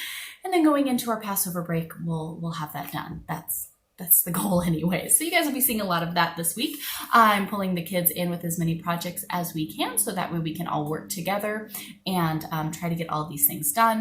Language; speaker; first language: English; native; English